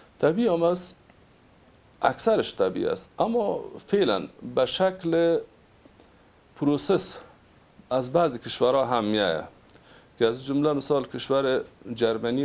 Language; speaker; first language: Persian; native; Persian